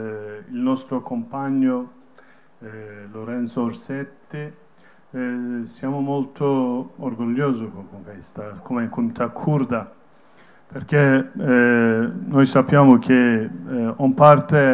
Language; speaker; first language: Italian; non-native, learner; Kurdish